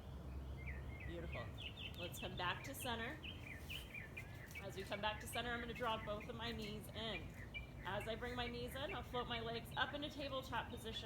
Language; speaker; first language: English; native; English